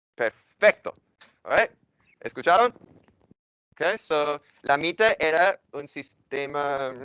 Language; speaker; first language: Spanish; non-native, fluent; English